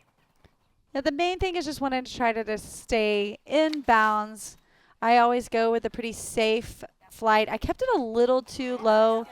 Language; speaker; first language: English; native; English